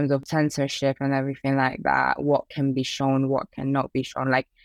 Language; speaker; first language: English; early bilingual, other home language; Persian